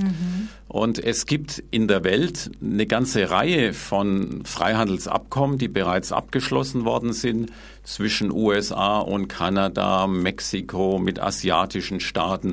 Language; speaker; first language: German; native; German